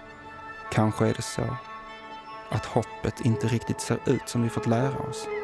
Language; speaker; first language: Swedish; native; Swedish